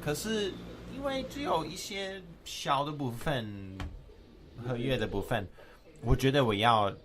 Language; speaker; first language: Chinese; non-native, fluent; English